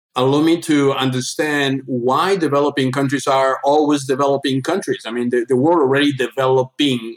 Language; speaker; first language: English; non-native, fluent; Spanish